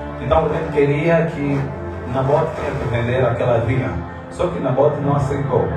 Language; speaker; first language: Portuguese; native; Portuguese